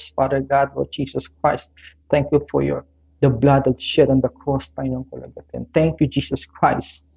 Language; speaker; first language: English; non-native, local second language; Filipino